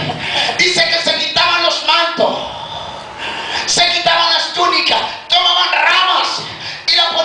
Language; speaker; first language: Spanish; native; Spanish